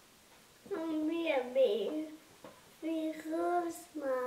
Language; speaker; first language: Vietnamese; early bilingual, heritage; Vietnamese